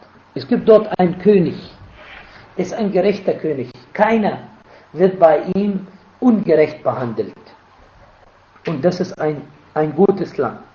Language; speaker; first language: German; non-native, fluent; Arabic